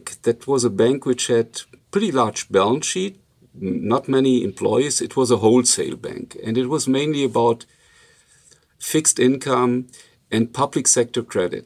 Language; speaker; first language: English; non-native, fluent; Luxembourgish